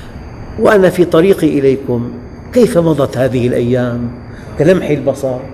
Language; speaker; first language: Arabic; native; Arabic